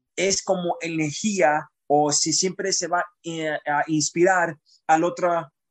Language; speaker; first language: Spanish; early bilingual, heritage; Spanish